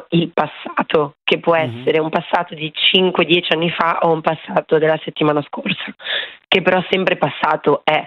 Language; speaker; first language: Italian; native; Italian